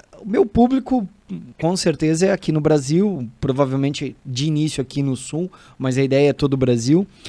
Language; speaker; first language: Portuguese; native; Portuguese